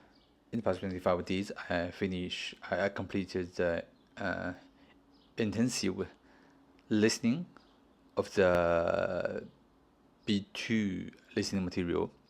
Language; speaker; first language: English; non-native, learner; Chinese